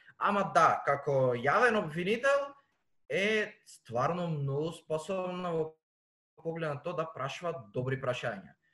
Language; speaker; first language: Macedonian; native; Macedonian